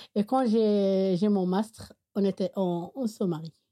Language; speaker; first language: French; non-native, local second language; Arabic